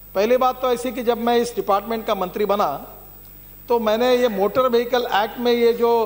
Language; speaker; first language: Hindi; non-native, local second language; Marathi